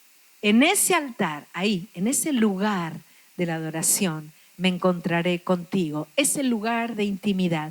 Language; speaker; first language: Spanish; native; Spanish